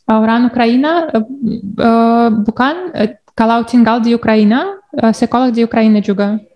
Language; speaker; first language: Indonesian; non-native, learner; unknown